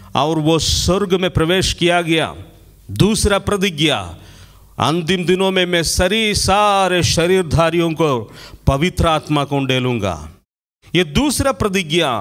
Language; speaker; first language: Hindi; non-native, local second language; Malayalam